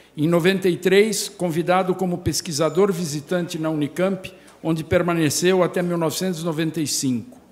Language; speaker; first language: Portuguese; native; Portuguese